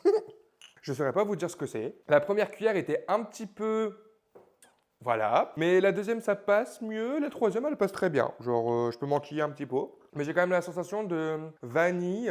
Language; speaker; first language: French; native; French